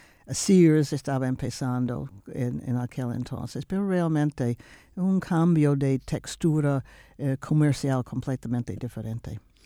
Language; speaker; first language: Spanish; non-native, fluent; English